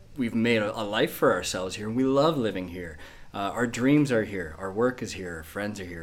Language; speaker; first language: English; native; English